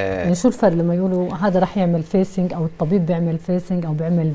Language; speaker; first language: Arabic; native; Arabic